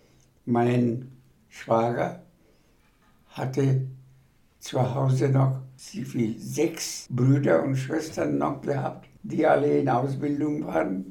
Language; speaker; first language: German; non-native, fluent; Bangla